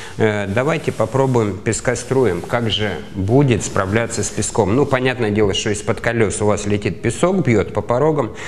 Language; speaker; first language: Russian; native; Russian